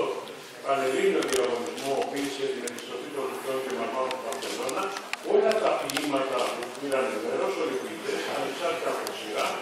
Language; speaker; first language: Greek; native; Greek